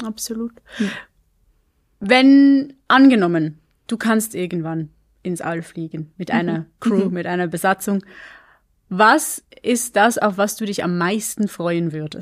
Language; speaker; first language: German; native; German